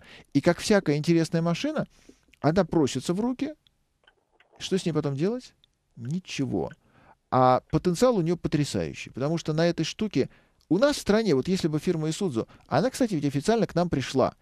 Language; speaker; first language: Russian; native; Russian